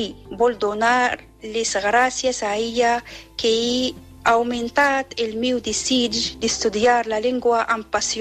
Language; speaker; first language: Catalan; non-native, learner; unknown